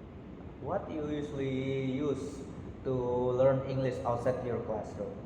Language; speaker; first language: English; non-native, learner; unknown